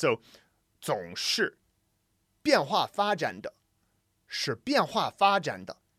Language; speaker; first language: Chinese; non-native, fluent; English